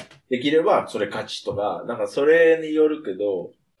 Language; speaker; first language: Japanese; non-native, fluent; English